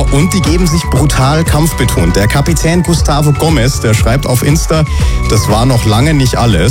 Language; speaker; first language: German; native; German